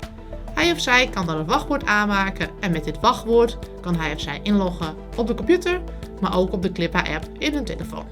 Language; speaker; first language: Dutch; native; Dutch